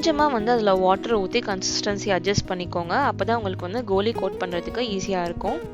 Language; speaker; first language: Tamil; native; Tamil